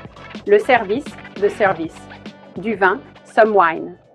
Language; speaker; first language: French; non-native, learner; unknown